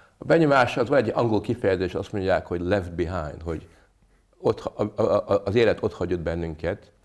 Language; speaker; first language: Hungarian; early bilingual, other home language; English